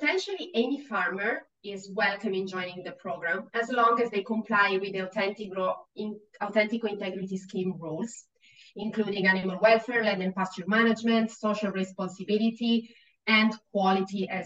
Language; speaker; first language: English; non-native, fluent; Italian